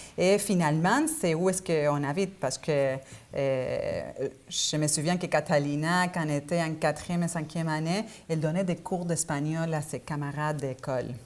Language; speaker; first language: French; non-native, fluent; Spanish